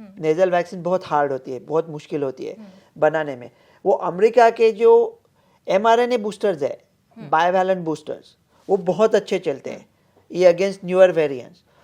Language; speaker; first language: Hindi; non-native, local second language; Marathi